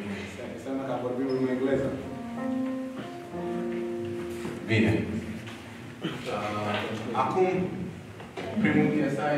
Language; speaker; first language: Romanian; non-native, learner; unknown